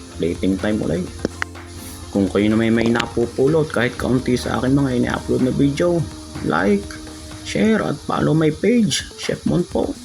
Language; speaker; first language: Filipino; native; Filipino